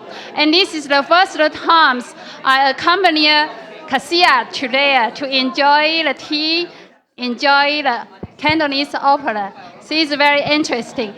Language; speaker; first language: English; non-native, learner; Chinese